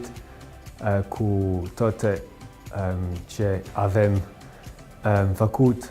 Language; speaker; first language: Romanian; non-native, learner; English